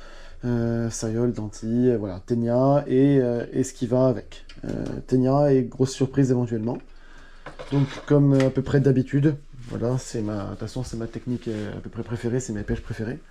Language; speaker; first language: French; native; French